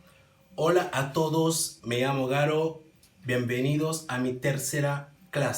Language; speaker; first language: Spanish; non-native, learner; Haitian Creole